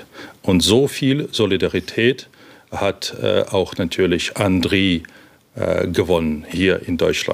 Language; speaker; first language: German; non-native, fluent; Ukrainian